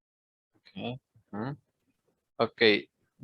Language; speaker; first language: English; non-native, fluent; Spanish